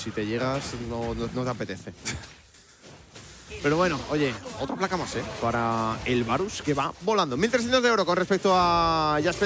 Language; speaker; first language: Spanish; native; Spanish